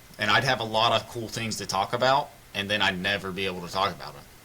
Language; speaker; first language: English; native; English